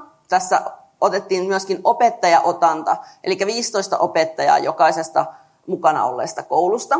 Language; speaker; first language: Finnish; native; Finnish